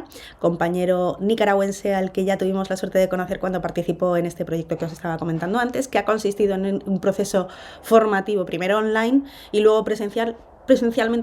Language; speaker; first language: Spanish; native; Spanish